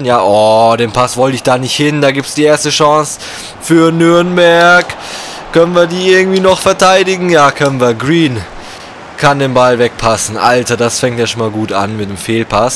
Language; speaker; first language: German; native; German